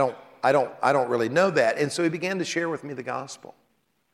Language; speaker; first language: English; native; English